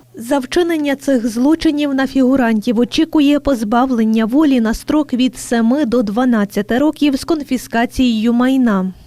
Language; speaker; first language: Ukrainian; native; Ukrainian